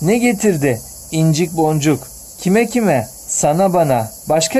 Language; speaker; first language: Turkish; native; Turkish